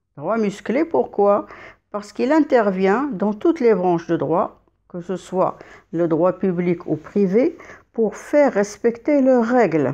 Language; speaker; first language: French; non-native, local second language; Arabic